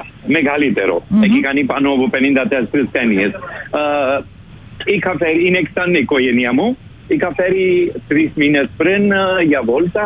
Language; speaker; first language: Greek; non-native, learner; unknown